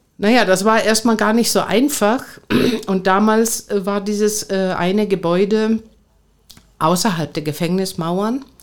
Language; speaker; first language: German; non-native, fluent; Greek